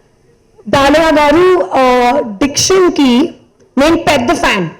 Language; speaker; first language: Telugu; non-native, learner; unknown